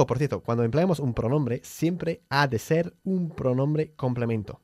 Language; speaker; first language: Spanish; non-native, fluent; English